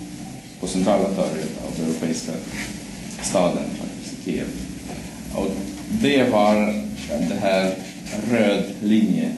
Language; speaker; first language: Swedish; non-native, fluent; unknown